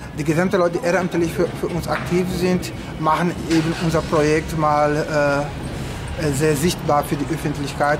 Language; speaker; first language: German; non-native, fluent; Portuguese